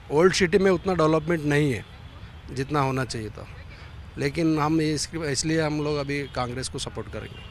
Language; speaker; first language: Hindi; native; Hindi